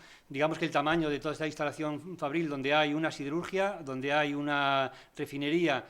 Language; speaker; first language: Spanish; native; Spanish